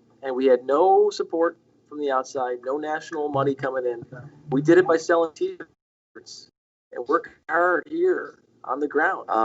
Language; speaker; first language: English; native; English